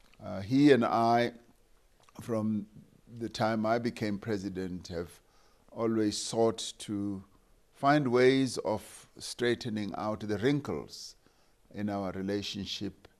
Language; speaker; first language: English; non-native, local second language; Venda